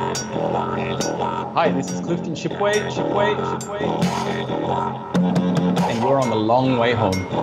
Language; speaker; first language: English; native; English